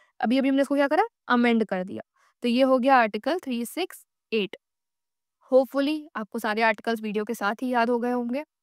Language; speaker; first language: Hindi; native; Hindi